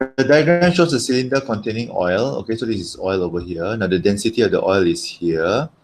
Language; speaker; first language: English; non-native, local second language; Malay